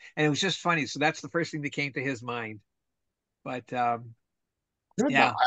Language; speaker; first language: English; native; English